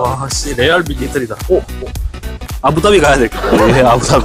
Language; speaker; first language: Korean; native; Korean